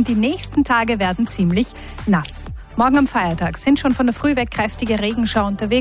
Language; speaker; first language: German; native; German